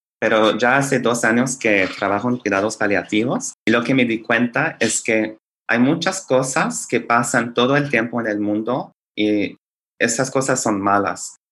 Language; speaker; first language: Spanish; non-native, fluent; English